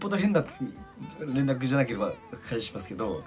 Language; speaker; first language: Japanese; native; Japanese